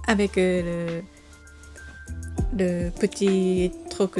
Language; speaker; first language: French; non-native, learner; Japanese